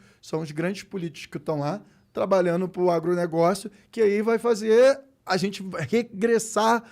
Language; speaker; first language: Portuguese; native; Portuguese